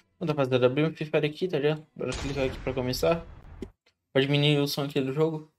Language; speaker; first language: Portuguese; native; Portuguese